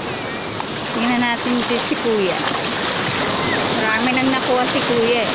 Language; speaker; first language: Filipino; native; Filipino